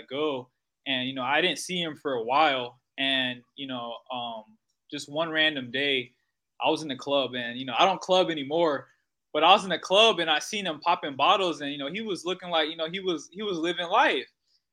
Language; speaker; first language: English; native; English